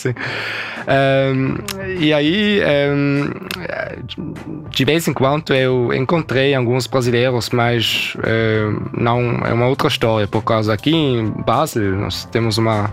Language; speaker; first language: Portuguese; early bilingual, heritage; German